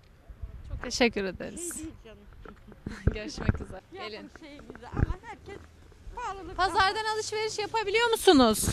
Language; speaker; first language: Turkish; native; Turkish